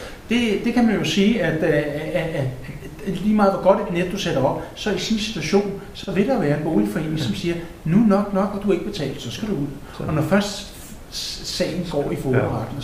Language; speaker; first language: Danish; native; Danish